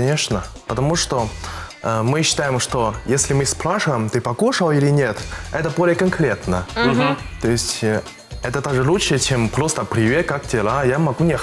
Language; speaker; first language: Russian; non-native, learner; Chinese